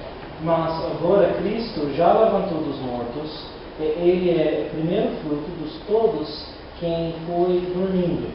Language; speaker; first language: Portuguese; non-native, learner; English